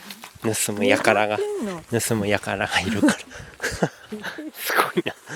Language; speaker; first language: Japanese; native; Japanese